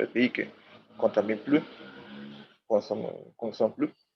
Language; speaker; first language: French; non-native, learner; Spanish